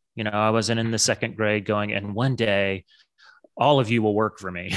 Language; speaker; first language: English; native; English